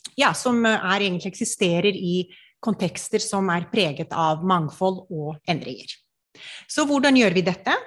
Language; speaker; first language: Norwegian; non-native, fluent; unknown